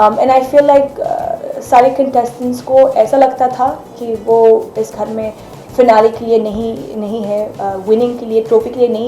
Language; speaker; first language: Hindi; non-native, fluent; Arabic